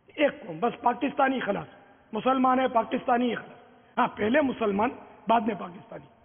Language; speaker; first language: Urdu; non-native, local second language; Memoni